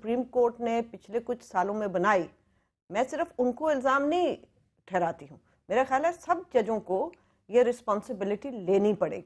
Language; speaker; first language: Urdu; native; Urdu